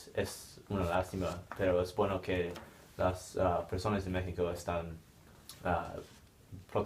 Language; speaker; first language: Spanish; non-native, learner; English